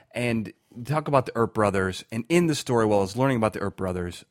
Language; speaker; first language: English; native; English